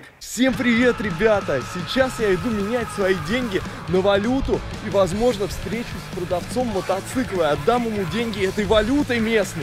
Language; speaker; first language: Russian; native; Russian